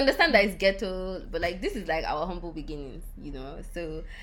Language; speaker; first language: English; non-native, local second language; Yoruba